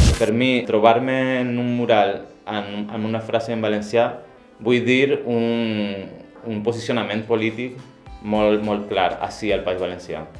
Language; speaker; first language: Catalan; non-native, local second language; Spanish